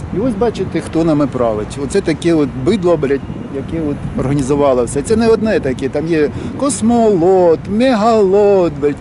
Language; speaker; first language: Ukrainian; native; Ukrainian